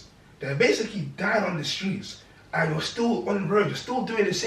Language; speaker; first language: English; native; English